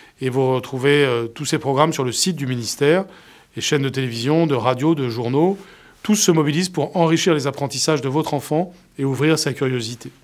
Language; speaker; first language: French; native; French